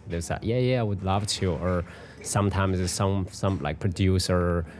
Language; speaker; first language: English; non-native, fluent; Chinese